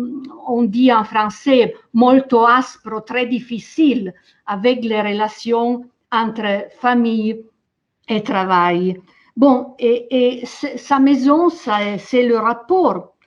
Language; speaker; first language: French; non-native, fluent; Italian